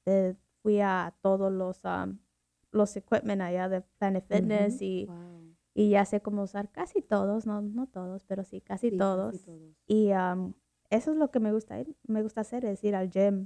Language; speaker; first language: Spanish; early bilingual, heritage; Spanish